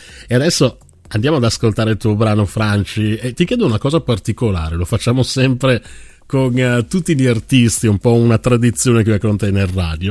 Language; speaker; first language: Italian; native; Italian